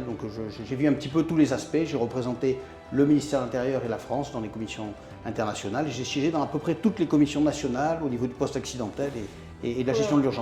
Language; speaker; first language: French; native; French